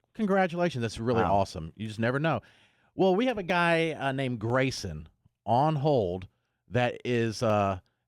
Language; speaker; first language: English; native; English